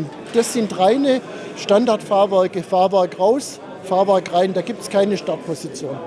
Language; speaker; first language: German; native; German